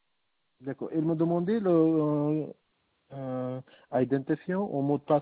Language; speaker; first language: French; non-native, learner; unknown